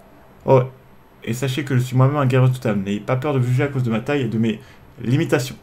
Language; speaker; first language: French; native; French